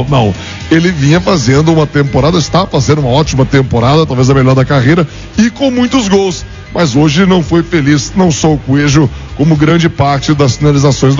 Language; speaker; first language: Portuguese; native; Portuguese